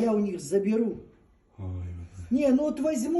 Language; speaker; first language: Russian; native; Russian